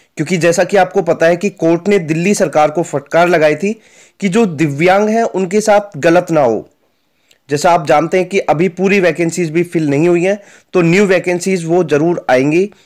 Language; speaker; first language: Hindi; native; Hindi